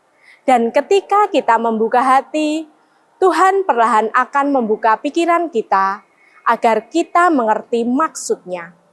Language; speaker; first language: Indonesian; native; Indonesian